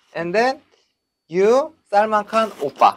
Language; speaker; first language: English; non-native, learner; Korean